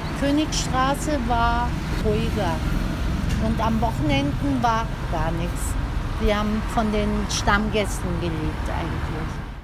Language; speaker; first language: German; early bilingual, other home language; Turkish